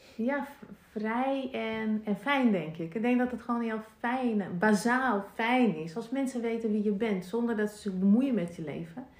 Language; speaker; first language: Dutch; non-native, fluent; Russian